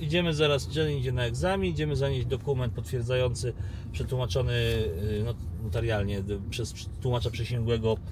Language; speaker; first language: Polish; native; Polish